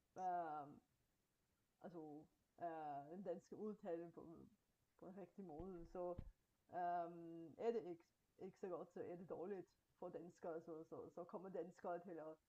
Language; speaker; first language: Danish; non-native, fluent; Bulgarian